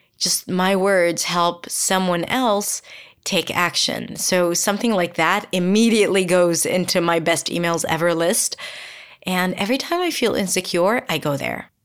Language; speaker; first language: English; non-native, fluent; Hebrew